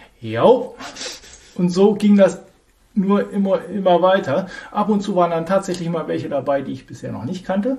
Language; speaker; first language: German; native; German